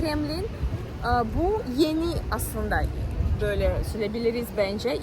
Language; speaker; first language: Turkish; non-native, fluent; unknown